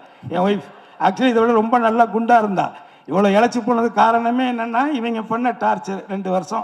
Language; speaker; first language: Tamil; native; Tamil